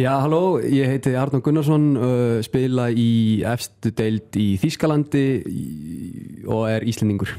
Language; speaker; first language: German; non-native, learner; Icelandic